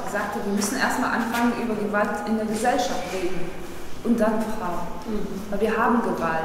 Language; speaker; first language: German; non-native, fluent; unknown